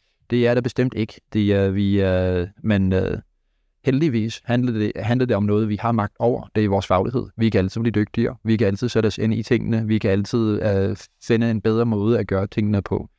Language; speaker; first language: Danish; non-native, fluent; English